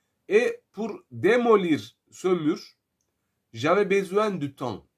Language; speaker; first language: French; non-native, fluent; Turkish